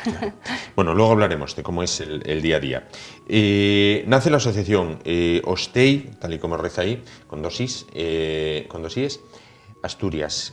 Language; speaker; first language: Spanish; native; Spanish